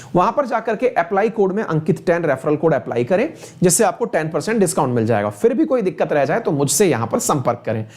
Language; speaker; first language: Hindi; native; Hindi